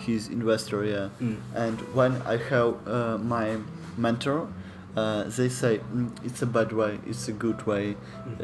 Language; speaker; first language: English; non-native, learner; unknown